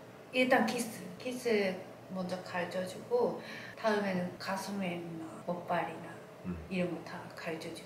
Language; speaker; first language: Korean; non-native, learner; Japanese